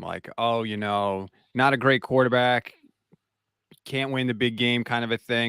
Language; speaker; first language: English; native; English